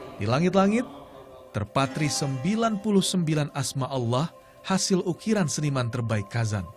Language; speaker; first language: Indonesian; native; Indonesian